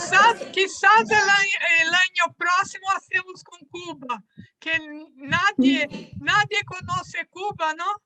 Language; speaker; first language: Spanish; non-native, learner; Portuguese